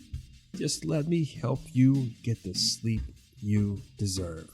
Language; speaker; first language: English; native; English